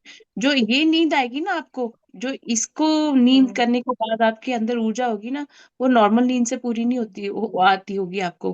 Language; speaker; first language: Hindi; native; Hindi